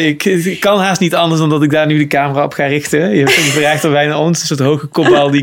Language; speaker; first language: Dutch; native; Dutch